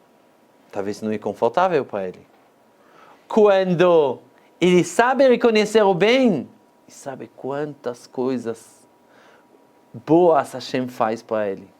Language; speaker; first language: Portuguese; non-native, fluent; Hebrew